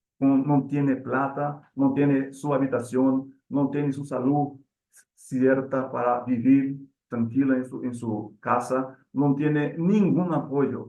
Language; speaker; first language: Spanish; non-native, learner; Portuguese